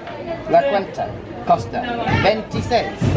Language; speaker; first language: Spanish; non-native, learner; English